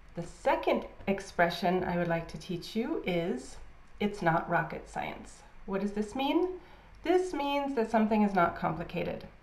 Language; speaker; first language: English; native; English